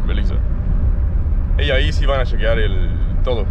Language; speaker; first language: Spanish; non-native, fluent; English